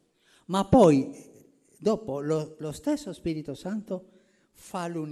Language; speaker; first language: Italian; non-native, fluent; Spanish